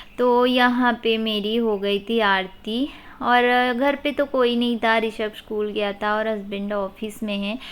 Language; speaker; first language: Hindi; non-native, local second language; Odia